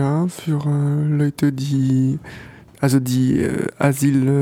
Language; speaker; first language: German; non-native, learner; French